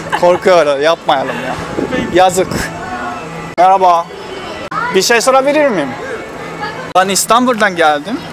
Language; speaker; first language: Turkish; non-native, learner; Japanese